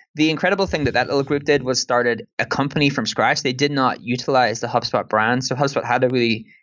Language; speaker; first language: English; native; English